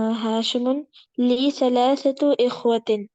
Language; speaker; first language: Arabic; non-native, learner; Urdu